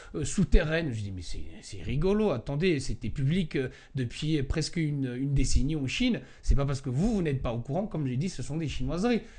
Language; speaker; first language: French; non-native, fluent; Chinese